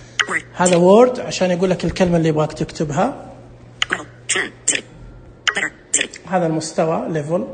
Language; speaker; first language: Arabic; native; Arabic